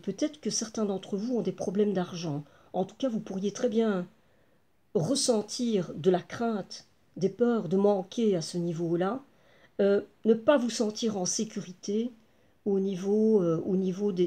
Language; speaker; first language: French; native; French